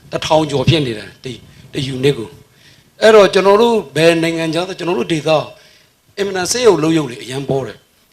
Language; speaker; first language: Burmese; native; Burmese